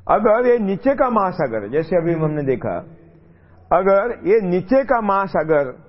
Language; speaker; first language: Hindi; non-native, local second language; Marathi